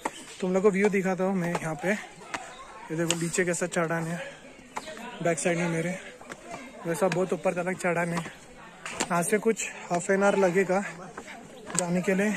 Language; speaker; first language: Hindi; native; Hindi